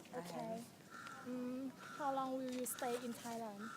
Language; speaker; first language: English; non-native, learner; Thai